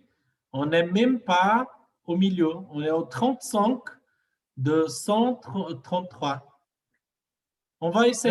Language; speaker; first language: French; non-native, fluent; Portuguese